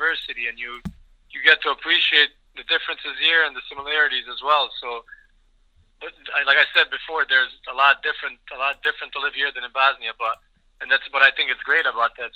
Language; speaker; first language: English; early bilingual, other home language; Bosnian